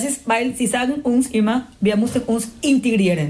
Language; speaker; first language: German; non-native, fluent; Spanish